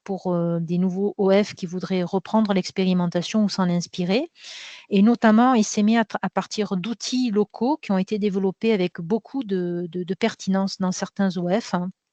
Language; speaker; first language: French; native; French